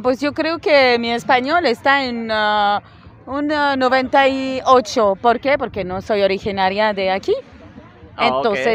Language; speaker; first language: Spanish; native; Spanish